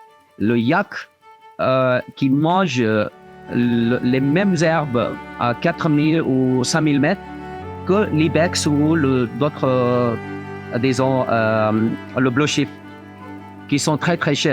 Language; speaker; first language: French; non-native, fluent; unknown